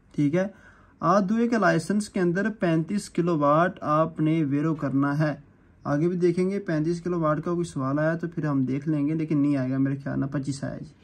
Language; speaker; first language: Urdu; non-native, local second language; Punjabi